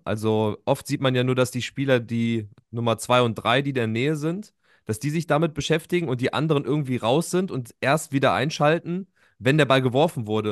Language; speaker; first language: German; native; German